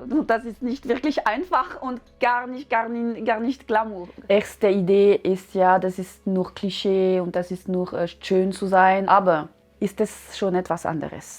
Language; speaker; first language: German; non-native, learner; French